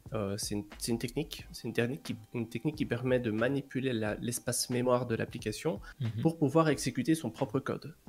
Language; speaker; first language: French; native; French